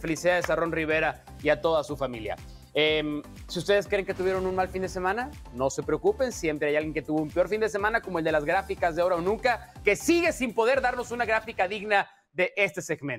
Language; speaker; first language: Spanish; native; Spanish